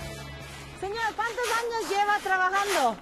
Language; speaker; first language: Spanish; non-native, learner; Korean